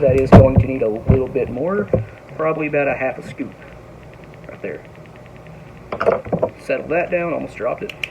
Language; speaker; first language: English; native; English